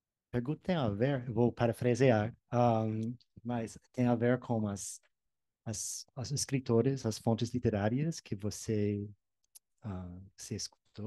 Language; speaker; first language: Portuguese; non-native, fluent; English